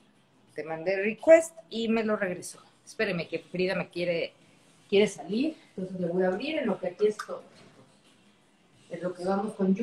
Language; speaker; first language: Spanish; native; Spanish